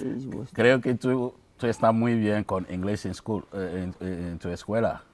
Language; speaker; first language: Spanish; non-native, learner; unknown